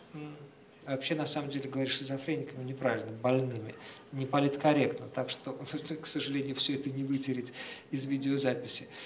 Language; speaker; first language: Russian; native; Russian